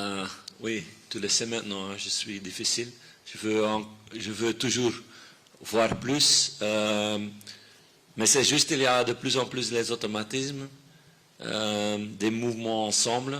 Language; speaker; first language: French; non-native, fluent; Dutch